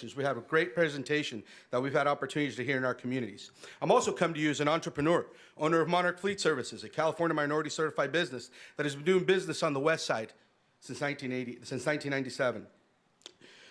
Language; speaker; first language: English; early bilingual, other home language; Spanish